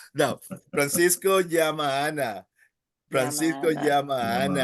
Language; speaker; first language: Spanish; non-native, fluent; English